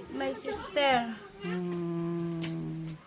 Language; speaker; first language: English; non-native, learner; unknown